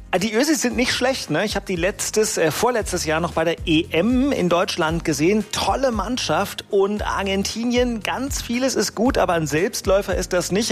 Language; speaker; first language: German; native; German